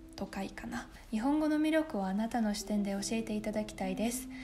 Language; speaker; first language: Japanese; non-native, fluent; Russian